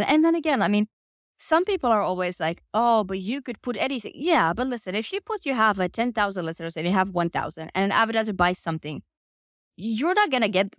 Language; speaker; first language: English; non-native, fluent; Finnish